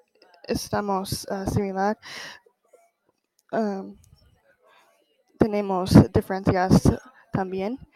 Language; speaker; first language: Spanish; non-native, learner; English